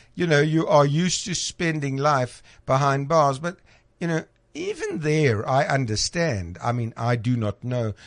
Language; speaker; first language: English; native; English